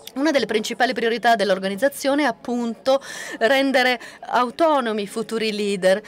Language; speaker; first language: Italian; non-native, fluent; Portuguese